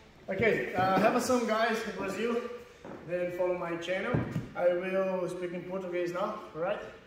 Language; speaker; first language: English; non-native, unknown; Portuguese